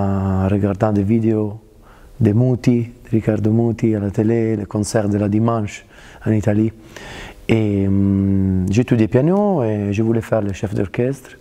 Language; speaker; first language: French; non-native, fluent; Italian